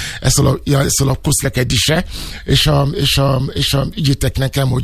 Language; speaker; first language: Hungarian; non-native, fluent; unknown